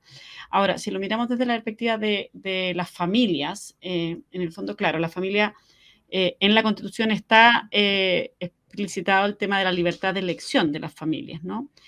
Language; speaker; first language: Spanish; native; Spanish